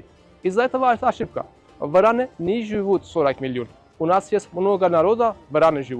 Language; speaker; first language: Russian; non-native, fluent; Azerbaijani